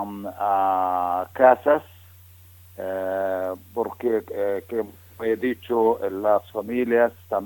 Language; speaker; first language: Spanish; non-native, fluent; Arabic